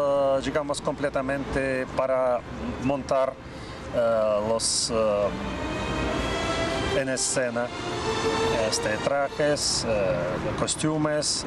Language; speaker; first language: Spanish; non-native, learner; Russian